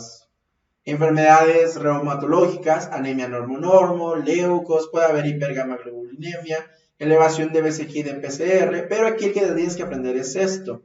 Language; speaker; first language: Spanish; native; Spanish